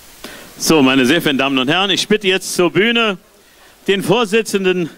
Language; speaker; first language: German; native; German